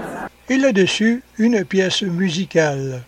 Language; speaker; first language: French; native; French